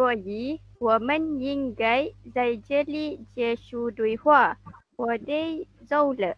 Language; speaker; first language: Chinese; non-native, learner; Malay